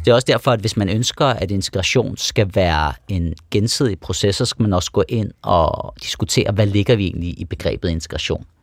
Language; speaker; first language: Danish; early bilingual, other home language; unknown